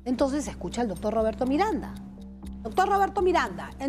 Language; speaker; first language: Spanish; native; Spanish